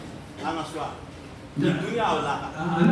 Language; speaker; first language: Arabic; non-native, learner; Malagasy